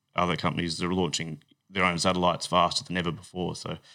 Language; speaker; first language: English; native; English